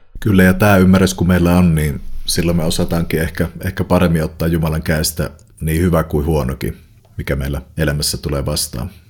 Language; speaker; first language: Finnish; native; Finnish